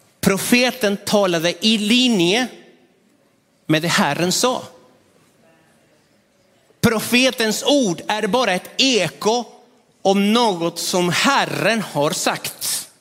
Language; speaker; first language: Swedish; non-native, fluent; Spanish